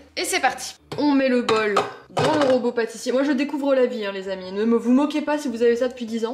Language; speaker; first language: French; native; French